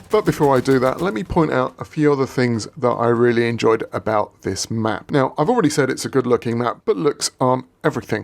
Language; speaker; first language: English; native; English